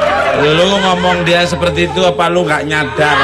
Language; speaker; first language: Indonesian; native; Indonesian